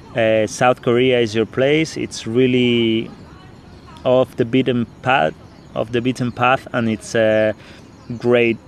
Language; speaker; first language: English; non-native, fluent; Spanish